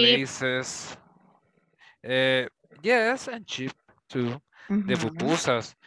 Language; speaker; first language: English; non-native, learner; Spanish